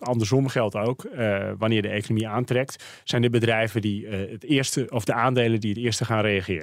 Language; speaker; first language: Dutch; native; Dutch